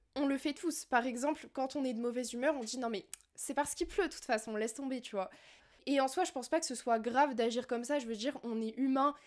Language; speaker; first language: French; native; French